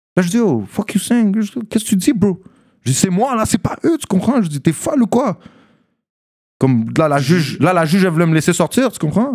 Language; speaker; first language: French; early bilingual, other home language; Russian